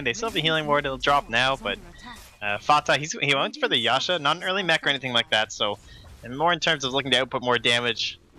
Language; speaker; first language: English; native; English